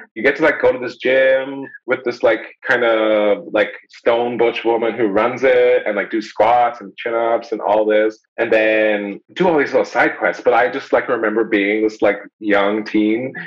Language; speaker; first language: English; native; English